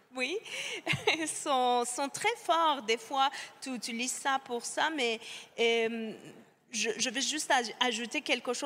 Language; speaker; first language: French; non-native, fluent; Persian